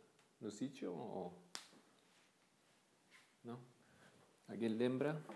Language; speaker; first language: Portuguese; non-native, fluent; Spanish